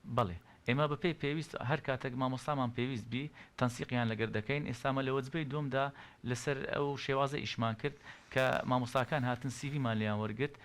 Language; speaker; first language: Central Kurdish; native; Central Kurdish